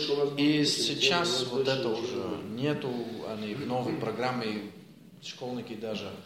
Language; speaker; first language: Russian; non-native, learner; Dutch